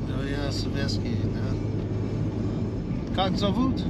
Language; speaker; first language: Russian; non-native, learner; English